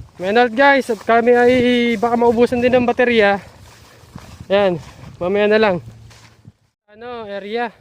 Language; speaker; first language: Filipino; native; Filipino